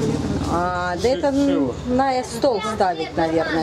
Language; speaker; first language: Russian; native; Russian